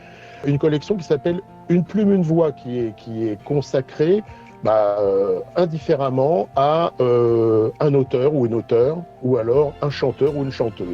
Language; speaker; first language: French; native; French